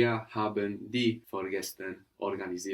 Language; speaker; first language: German; non-native, fluent; English